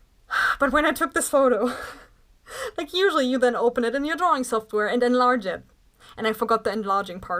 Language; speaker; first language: English; non-native, fluent; German